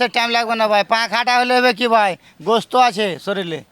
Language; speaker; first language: Bangla; native; Bangla